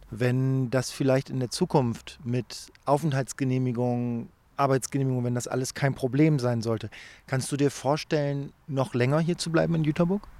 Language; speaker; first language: German; native; German